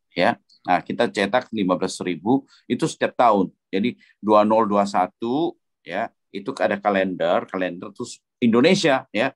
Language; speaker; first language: Indonesian; native; Indonesian